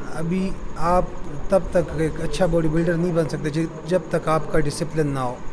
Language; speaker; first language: Urdu; non-native, local second language; Pashto